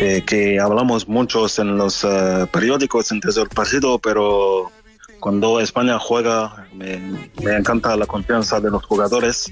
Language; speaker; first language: Spanish; non-native, fluent; French